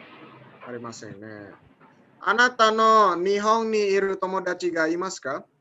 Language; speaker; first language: Japanese; non-native, fluent; Indonesian